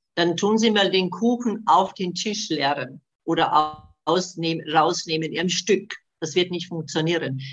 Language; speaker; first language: German; non-native, fluent; Bosnian